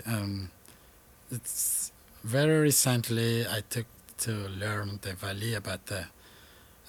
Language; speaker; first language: English; non-native, learner; Malagasy